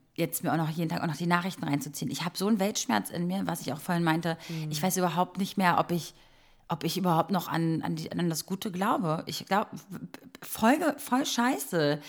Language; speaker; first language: German; early bilingual, other home language; Croatian